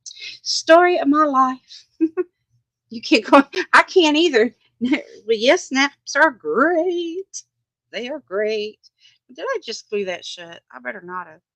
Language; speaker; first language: English; native; English